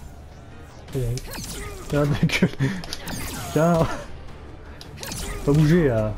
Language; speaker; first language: French; native; French